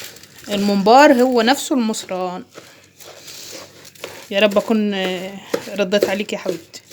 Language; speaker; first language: Arabic; native; Arabic